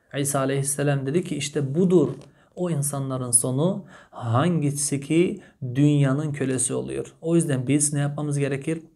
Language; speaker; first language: Turkish; early bilingual, heritage; Turkish